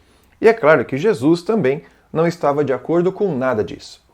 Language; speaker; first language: Portuguese; native; Portuguese